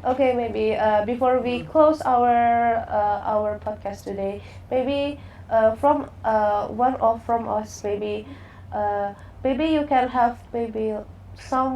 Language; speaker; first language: English; non-native, learner; Indonesian